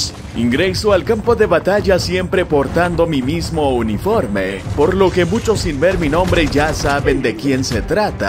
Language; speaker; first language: Spanish; native; Spanish